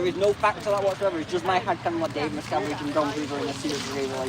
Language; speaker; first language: English; native; English